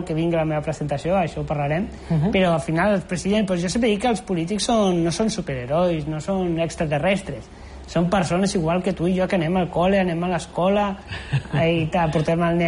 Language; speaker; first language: Catalan; native; Catalan